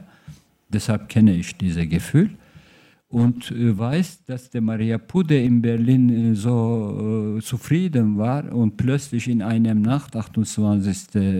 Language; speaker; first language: German; non-native, fluent; Turkish